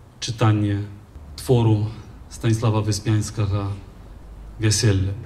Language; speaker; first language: Belarusian; non-native, fluent; Polish